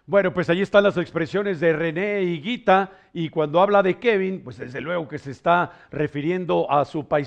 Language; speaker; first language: Spanish; native; Spanish